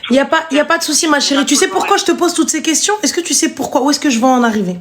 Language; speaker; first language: French; early bilingual, other home language; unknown